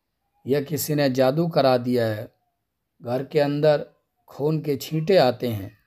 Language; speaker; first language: Urdu; native; Urdu